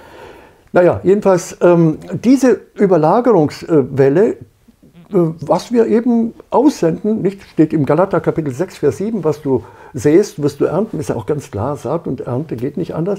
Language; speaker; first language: German; native; German